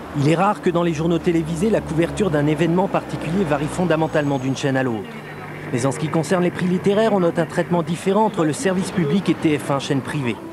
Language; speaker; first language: French; native; French